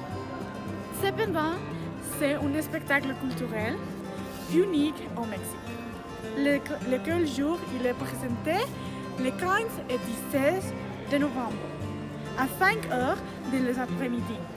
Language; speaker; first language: French; non-native, learner; Spanish